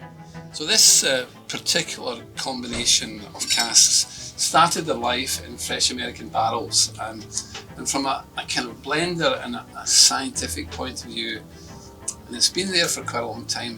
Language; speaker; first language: English; native; English